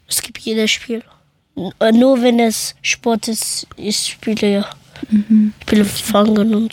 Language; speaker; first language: German; early bilingual, other home language; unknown